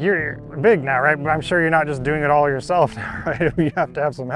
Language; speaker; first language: English; native; English